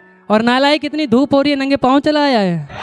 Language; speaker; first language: Hindi; native; Hindi